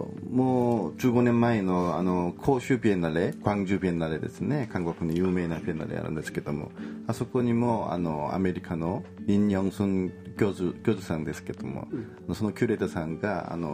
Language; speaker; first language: Japanese; non-native, fluent; Korean